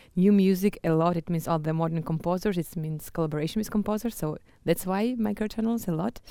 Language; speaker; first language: English; non-native, fluent; Russian